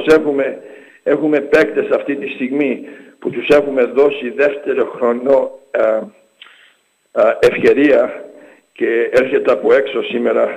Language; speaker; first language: Greek; early bilingual, heritage; English